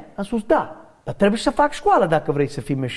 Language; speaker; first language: Romanian; non-native, learner; English